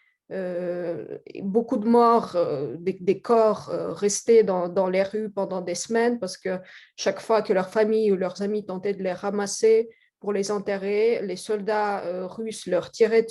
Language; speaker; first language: French; non-native, fluent; Russian